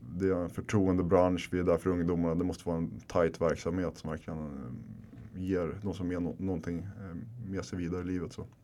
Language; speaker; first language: Swedish; early bilingual, other home language; Finnish